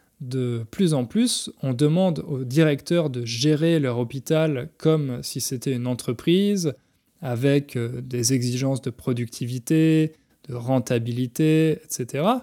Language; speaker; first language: French; native; French